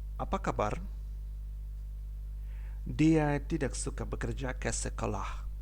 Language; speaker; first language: Indonesian; non-native, fluent; Ukrainian